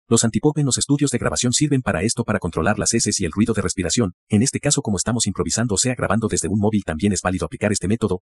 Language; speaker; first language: Spanish; native; Spanish